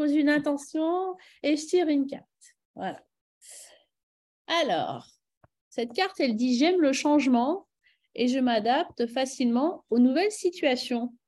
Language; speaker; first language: French; native; French